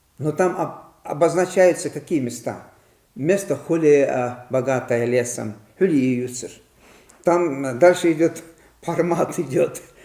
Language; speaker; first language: Russian; non-native, local second language; Ingush